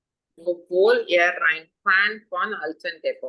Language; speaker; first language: German; non-native, fluent; Tamil